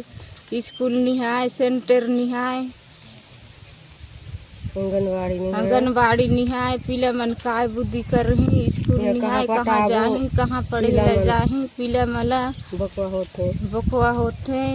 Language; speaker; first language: Hindi; non-native, local second language; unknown